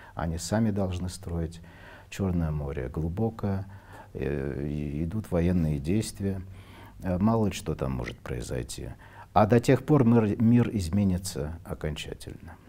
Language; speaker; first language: Russian; non-native, local second language; Armenian